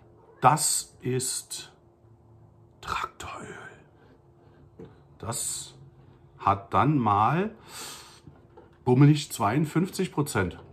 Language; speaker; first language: German; native; German